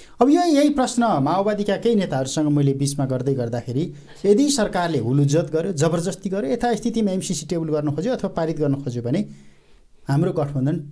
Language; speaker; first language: Nepali; native; Nepali